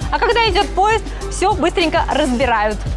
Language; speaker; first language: Russian; native; Russian